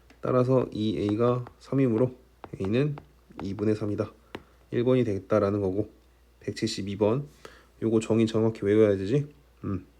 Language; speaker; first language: Korean; native; Korean